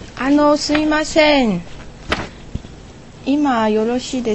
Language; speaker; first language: Japanese; non-native, learner; Chinese